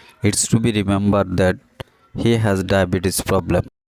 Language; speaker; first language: English; non-native, learner; Bangla